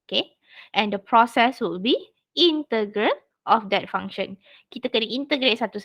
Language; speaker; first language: English; non-native, local second language; Malay